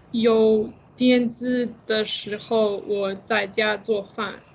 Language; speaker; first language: Chinese; non-native, learner; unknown